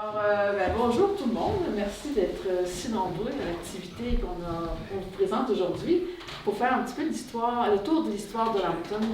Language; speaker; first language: French; native; French